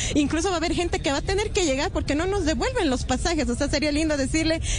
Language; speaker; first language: Spanish; native; Spanish